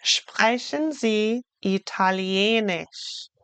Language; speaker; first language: German; non-native, fluent; English